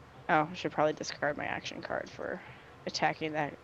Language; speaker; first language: English; native; English